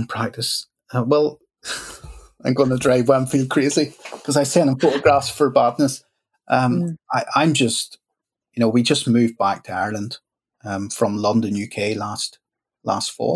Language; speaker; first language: English; native; English